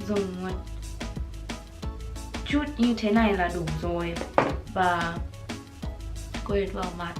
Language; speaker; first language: Vietnamese; early bilingual, heritage; Vietnamese